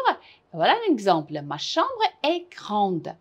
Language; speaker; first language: French; non-native, fluent; Uzbek